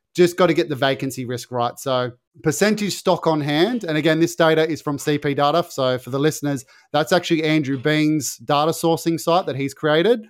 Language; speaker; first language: English; native; English